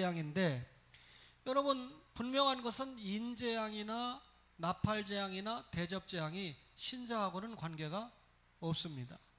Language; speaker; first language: Korean; native; Korean